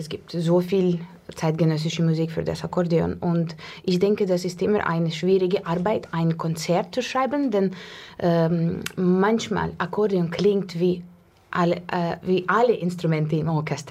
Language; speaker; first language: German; non-native, learner; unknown